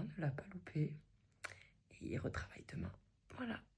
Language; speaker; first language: French; native; French